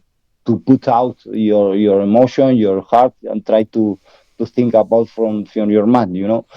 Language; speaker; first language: English; non-native, learner; Spanish